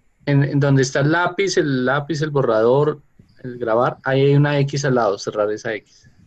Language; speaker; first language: Spanish; native; Spanish